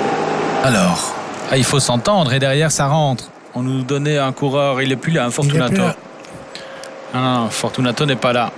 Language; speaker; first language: French; native; French